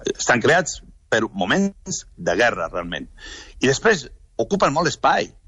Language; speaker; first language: Catalan; non-native, local second language; Spanish